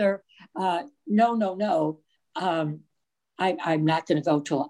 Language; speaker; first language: English; native; English